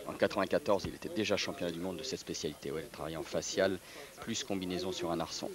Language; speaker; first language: French; native; French